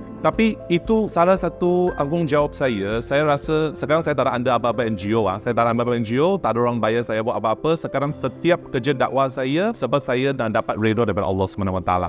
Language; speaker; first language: Malay; non-native, local second language; Chinese